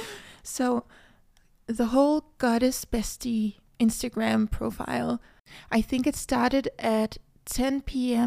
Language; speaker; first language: English; non-native, fluent; Danish